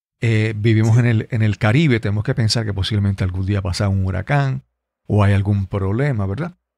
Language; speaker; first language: Spanish; native; Spanish